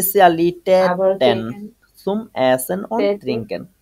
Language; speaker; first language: German; non-native, fluent; Bangla